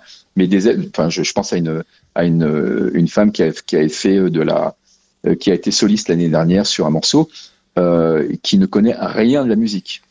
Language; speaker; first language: French; native; French